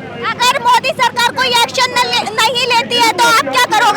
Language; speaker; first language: Hindi; native; Hindi